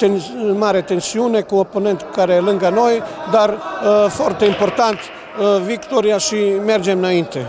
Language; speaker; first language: Romanian; non-native, learner; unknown